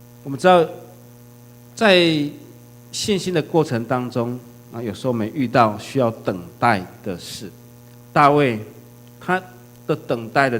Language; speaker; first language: Chinese; native; Chinese